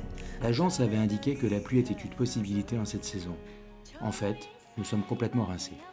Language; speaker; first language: French; native; French